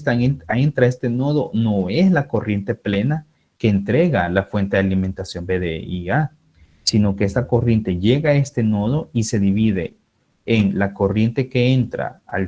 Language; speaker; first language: Spanish; native; Spanish